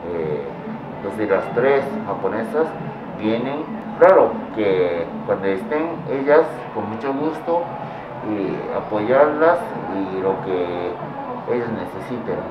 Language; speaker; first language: Spanish; non-native, fluent; Japanese